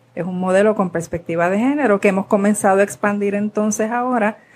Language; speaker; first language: Spanish; native; Spanish